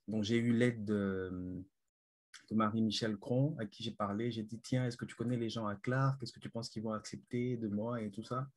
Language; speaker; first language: French; non-native, local second language; Lingala